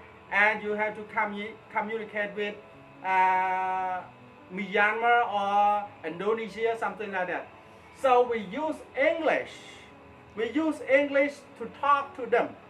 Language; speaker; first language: English; non-native, fluent; Khmer